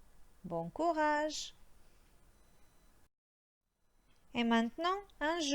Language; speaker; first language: French; non-native, fluent; Croatian